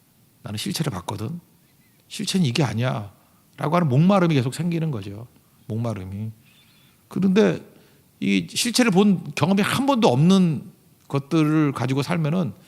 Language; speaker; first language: Korean; native; Korean